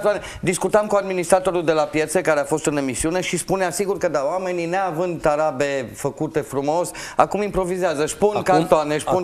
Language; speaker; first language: Romanian; native; Romanian